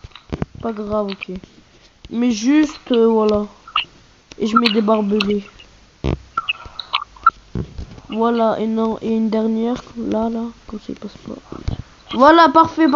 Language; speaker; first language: French; native; French